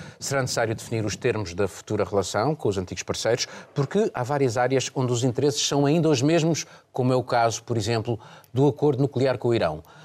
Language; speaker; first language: Portuguese; native; Portuguese